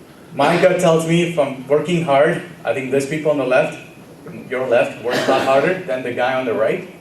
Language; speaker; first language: English; early bilingual, other home language; Gujarati